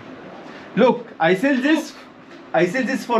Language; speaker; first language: English; non-native, learner; Arabic